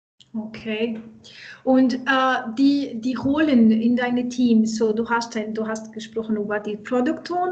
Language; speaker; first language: German; non-native, learner; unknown